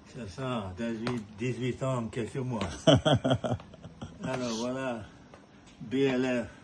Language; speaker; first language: French; non-native, fluent; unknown